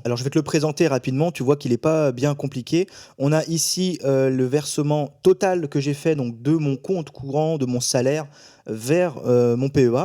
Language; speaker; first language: French; native; French